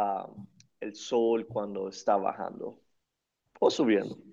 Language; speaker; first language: Spanish; early bilingual, other home language; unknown